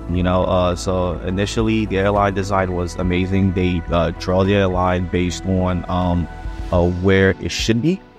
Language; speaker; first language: English; non-native, local second language; Yoruba